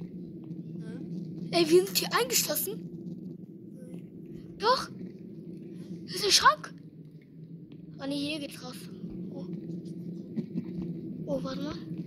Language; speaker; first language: German; native; German